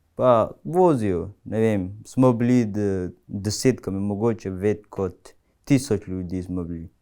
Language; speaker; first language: Slovenian; non-native, learner; Tigrinya